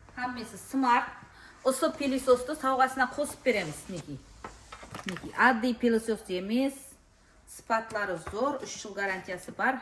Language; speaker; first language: Uzbek; non-native, local second language; Kara-Kalpak